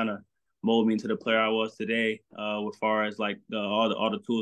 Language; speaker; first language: English; native; English